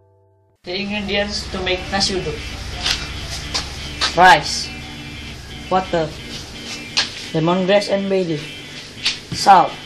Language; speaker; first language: English; non-native, learner; Indonesian